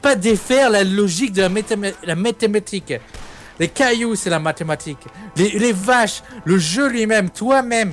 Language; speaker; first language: French; native; French